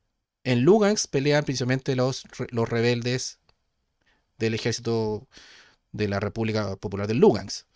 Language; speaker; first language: Spanish; native; Spanish